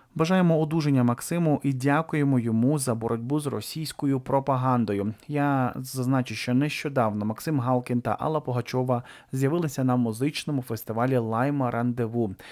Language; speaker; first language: Ukrainian; native; Ukrainian